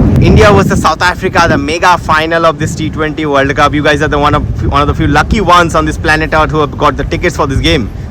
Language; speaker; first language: English; non-native, local second language; Bangla